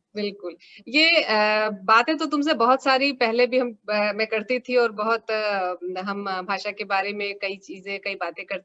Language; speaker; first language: Hindi; native; Hindi